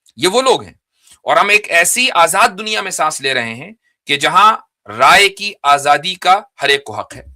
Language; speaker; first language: Urdu; native; Urdu